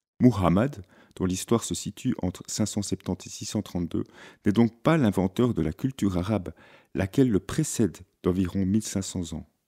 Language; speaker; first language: French; native; French